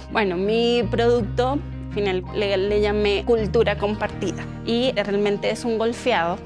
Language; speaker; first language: Spanish; native; Spanish